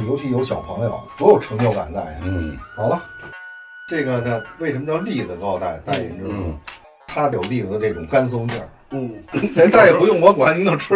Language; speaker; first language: Chinese; native; Chinese